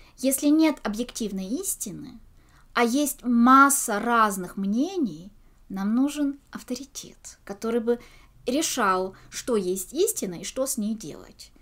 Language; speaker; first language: Russian; early bilingual, heritage; Russian